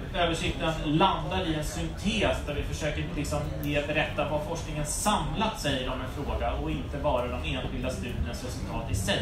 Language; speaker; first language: Swedish; native; Swedish